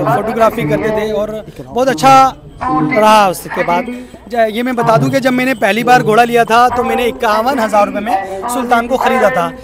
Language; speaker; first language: Hindi; native; Hindi